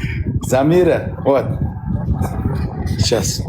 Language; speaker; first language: Russian; non-native, learner; Uzbek